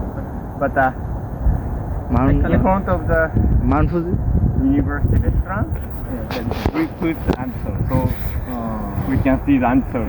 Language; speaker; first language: English; non-native, local second language; Bangla